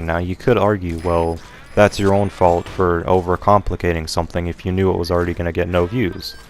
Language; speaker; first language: English; native; English